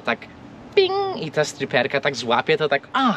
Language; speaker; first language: Polish; non-native, fluent; English